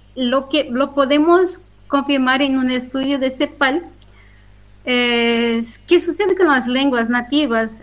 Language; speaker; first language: Spanish; non-native, local second language; Guarani